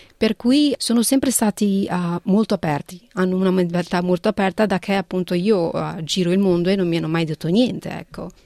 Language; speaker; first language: Italian; early bilingual, other home language; Punjabi